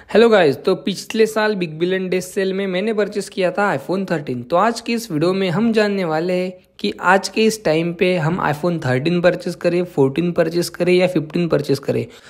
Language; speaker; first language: Hindi; non-native, local second language; Marathi